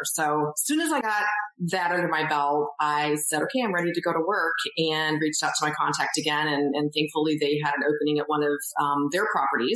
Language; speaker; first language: English; native; English